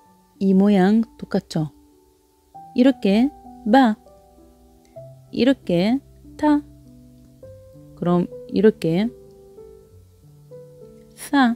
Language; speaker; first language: Korean; non-native, learner; Arabic